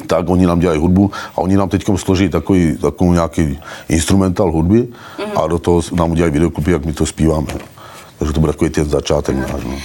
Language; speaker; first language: Czech; native; Czech